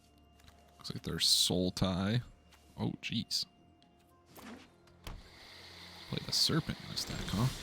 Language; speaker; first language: English; native; English